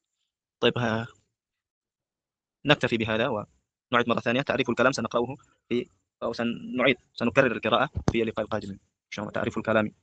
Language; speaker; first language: Arabic; non-native, fluent; Indonesian